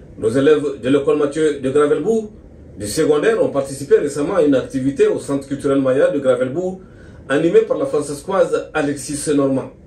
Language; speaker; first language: French; native; French